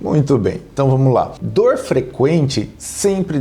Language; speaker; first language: Portuguese; native; Portuguese